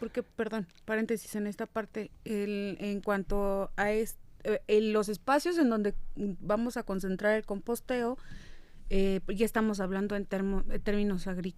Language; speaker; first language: Spanish; native; Spanish